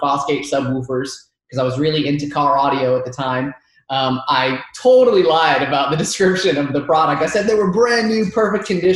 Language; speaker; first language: English; early bilingual, other home language; Arabic